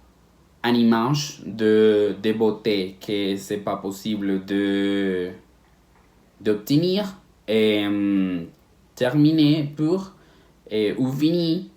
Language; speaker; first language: French; non-native, learner; Spanish